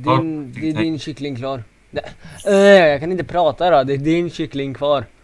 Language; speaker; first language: Swedish; native; Swedish